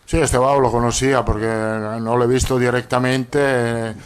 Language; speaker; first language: Spanish; non-native, fluent; Italian